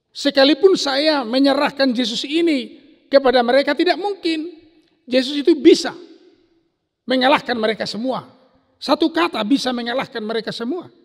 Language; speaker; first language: Indonesian; non-native, local second language; Batak Toba